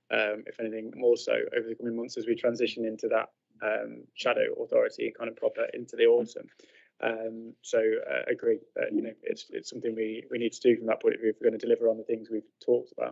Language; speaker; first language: English; native; English